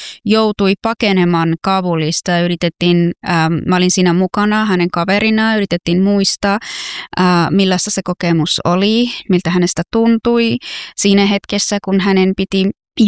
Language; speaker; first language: Finnish; non-native, fluent; Persian